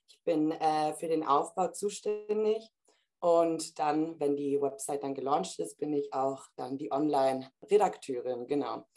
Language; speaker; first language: German; early bilingual, heritage; German